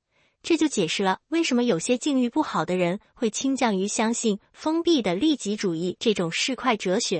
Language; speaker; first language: Chinese; native; Chinese